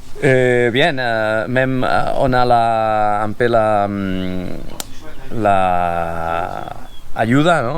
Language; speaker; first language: French; non-native, fluent; Spanish